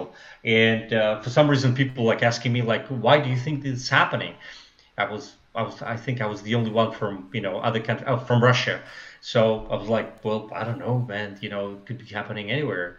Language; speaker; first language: English; non-native, fluent; Russian